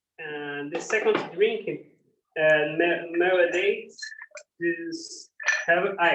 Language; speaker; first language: English; non-native, learner; Portuguese